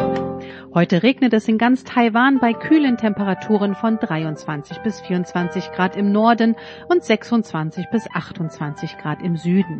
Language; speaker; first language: German; native; German